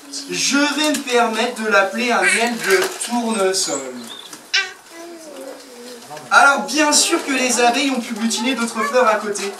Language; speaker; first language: French; native; French